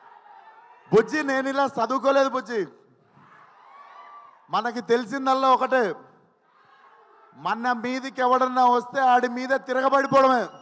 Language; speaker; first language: Telugu; native; Telugu